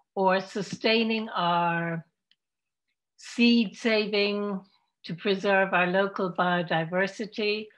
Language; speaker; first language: English; native; English